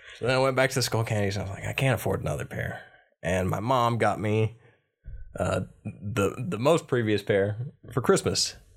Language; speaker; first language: English; native; English